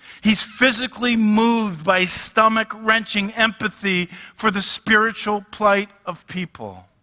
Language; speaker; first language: English; native; English